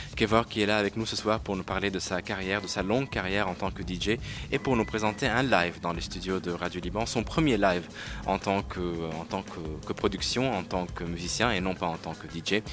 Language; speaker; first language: French; non-native, local second language; Arabic